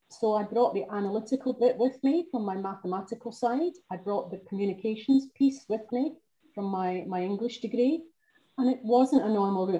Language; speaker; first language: English; native; English